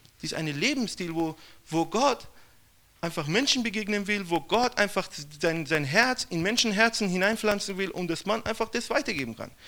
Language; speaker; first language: German; non-native, fluent; Persian